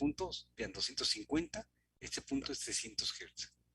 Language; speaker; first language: Spanish; native; Spanish